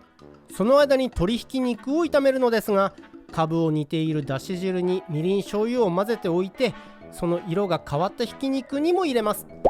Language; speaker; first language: Japanese; native; Japanese